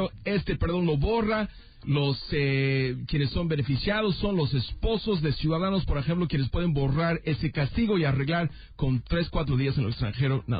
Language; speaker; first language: Spanish; native; Spanish